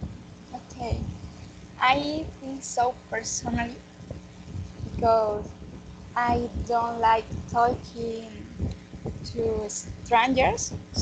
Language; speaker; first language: English; non-native, learner; Spanish